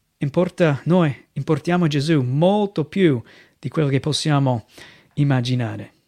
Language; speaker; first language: Italian; non-native, fluent; English